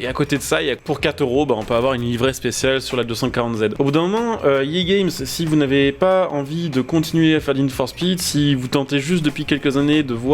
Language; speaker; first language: French; native; French